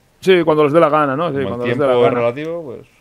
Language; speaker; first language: Spanish; native; Spanish